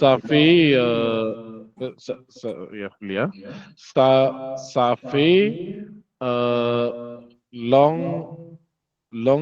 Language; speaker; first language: French; non-native, learner; Hindi